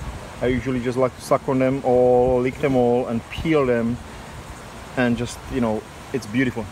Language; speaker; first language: English; non-native, fluent; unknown